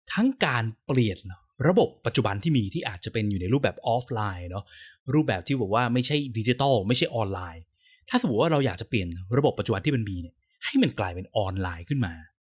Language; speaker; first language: Thai; native; Thai